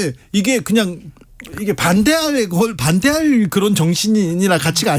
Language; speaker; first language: Korean; native; Korean